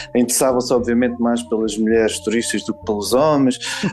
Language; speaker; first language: Portuguese; native; Portuguese